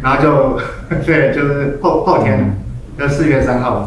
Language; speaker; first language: Chinese; native; Chinese